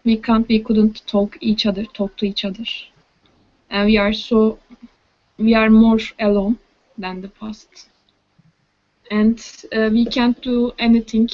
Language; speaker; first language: English; non-native, learner; Turkish